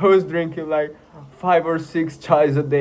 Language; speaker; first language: English; non-native, fluent; Italian